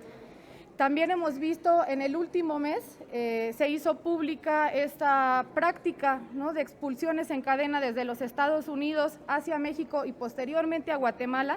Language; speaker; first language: Spanish; native; Spanish